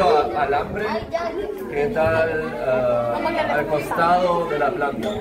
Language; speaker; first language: Spanish; non-native, fluent; German